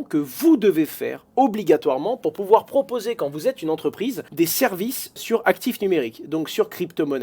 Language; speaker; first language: French; native; French